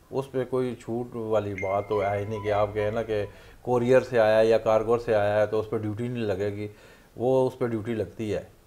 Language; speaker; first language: Urdu; non-native, local second language; Punjabi